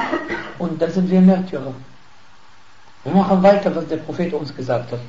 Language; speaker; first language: German; non-native, fluent; Arabic